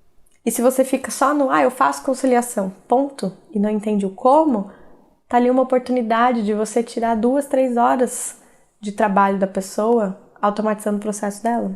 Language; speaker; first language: Portuguese; native; Portuguese